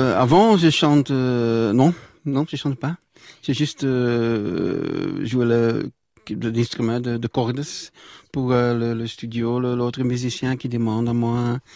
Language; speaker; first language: French; non-native, local second language; Dutch